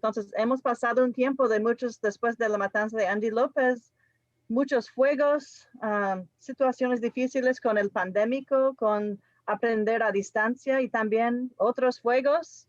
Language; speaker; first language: Spanish; non-native, fluent; English